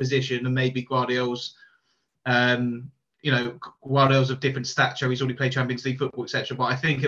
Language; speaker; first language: English; native; English